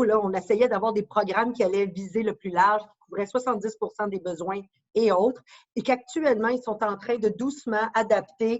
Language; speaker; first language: French; native; French